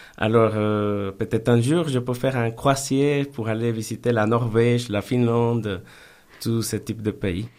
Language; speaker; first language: French; non-native, fluent; Spanish